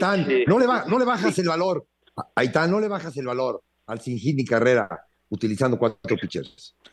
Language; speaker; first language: Spanish; native; Spanish